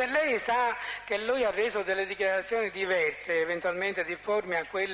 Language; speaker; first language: Italian; native; Italian